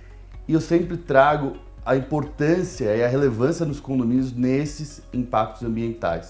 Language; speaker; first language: Portuguese; native; Portuguese